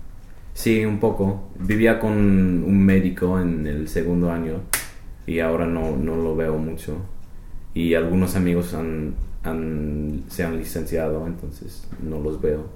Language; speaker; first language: Spanish; non-native, fluent; English